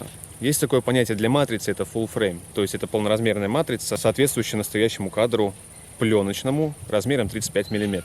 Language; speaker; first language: Russian; native; Russian